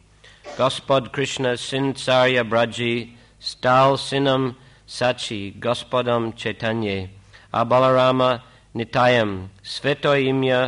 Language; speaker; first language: Russian; native; Russian